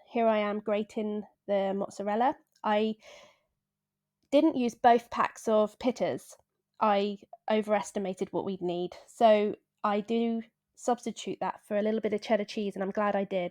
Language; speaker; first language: English; native; English